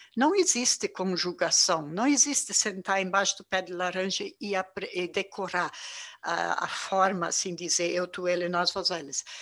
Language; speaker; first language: Portuguese; non-native, fluent; German